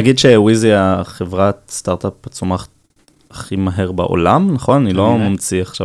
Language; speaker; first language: Hebrew; native; Hebrew